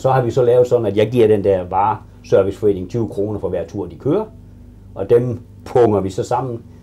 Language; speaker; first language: Danish; native; Danish